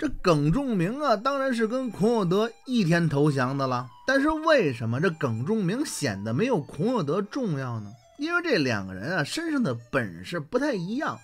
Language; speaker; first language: Chinese; native; Chinese